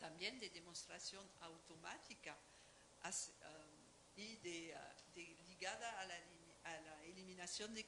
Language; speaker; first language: Spanish; non-native, fluent; French